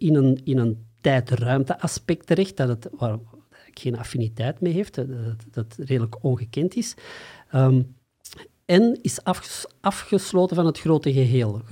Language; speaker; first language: Dutch; native; Dutch